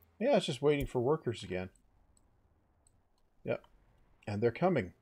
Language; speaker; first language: English; native; English